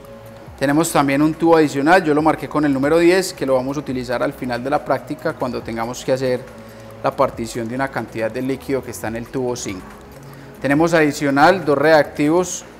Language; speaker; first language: Spanish; native; Spanish